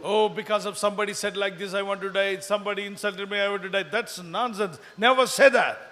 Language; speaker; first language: English; non-native, local second language; Telugu